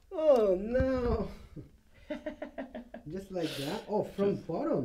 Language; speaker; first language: English; non-native, learner; Japanese